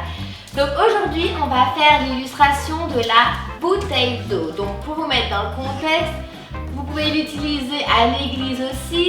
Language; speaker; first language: French; native; French